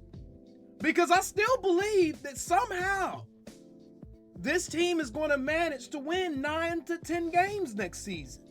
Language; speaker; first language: English; native; English